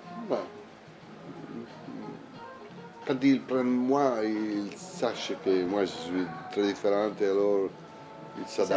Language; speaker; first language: French; non-native, learner; Italian